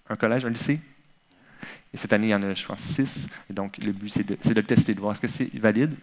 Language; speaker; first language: French; native; French